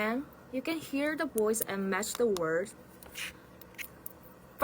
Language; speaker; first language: English; non-native, learner; Korean